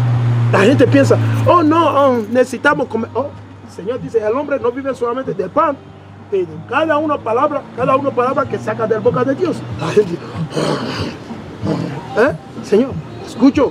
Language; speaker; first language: Spanish; non-native, learner; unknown